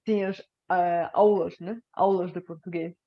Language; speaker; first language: Portuguese; non-native, fluent; Bulgarian